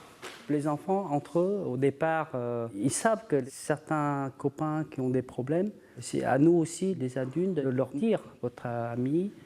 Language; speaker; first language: French; native; French